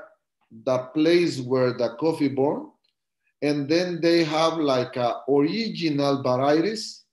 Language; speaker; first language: English; non-native, learner; Spanish